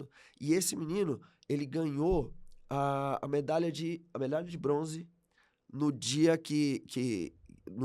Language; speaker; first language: Portuguese; native; Portuguese